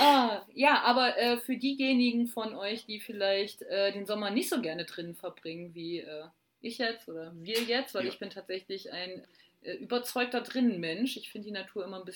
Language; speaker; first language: German; native; German